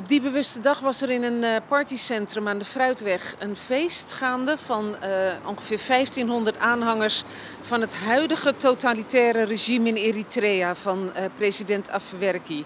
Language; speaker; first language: Dutch; native; Dutch